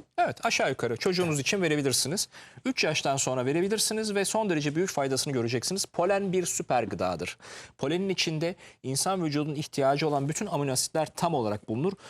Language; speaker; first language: Turkish; native; Turkish